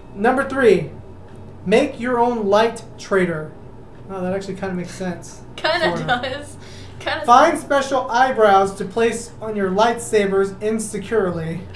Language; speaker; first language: English; early bilingual, other home language; Spanish